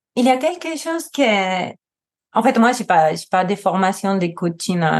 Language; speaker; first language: French; non-native, fluent; Spanish